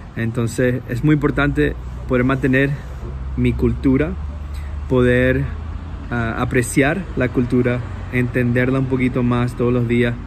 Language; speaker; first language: Spanish; early bilingual, heritage; Spanish